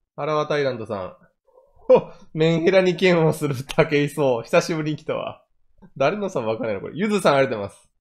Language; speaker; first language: Japanese; native; Japanese